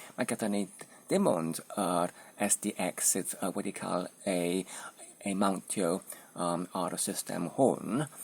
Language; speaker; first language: Welsh; non-native, learner; Polish